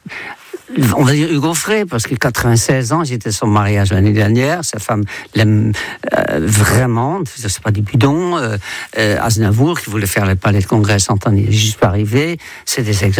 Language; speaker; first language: French; non-native, fluent; Dutch